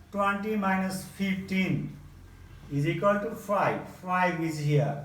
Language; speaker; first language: English; non-native, local second language; Nepali